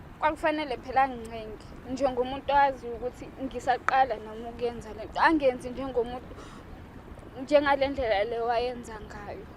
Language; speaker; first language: Zulu; native; Zulu